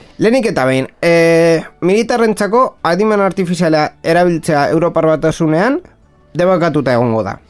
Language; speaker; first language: Basque; non-native, local second language; Spanish